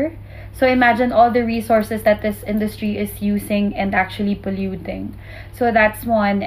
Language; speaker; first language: English; non-native, local second language; Filipino